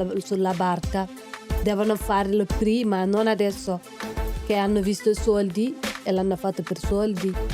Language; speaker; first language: Italian; non-native, fluent; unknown